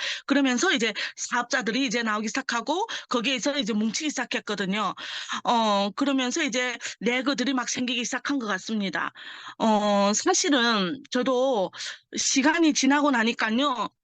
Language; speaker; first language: Korean; early bilingual, heritage; Korean